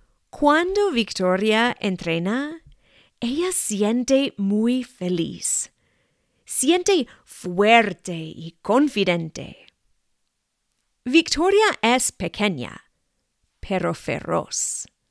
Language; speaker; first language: Spanish; non-native, fluent; English